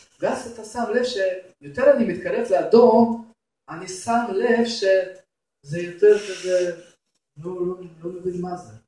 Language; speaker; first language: Hebrew; non-native, fluent; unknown